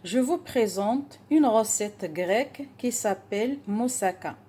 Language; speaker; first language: French; non-native, local second language; Arabic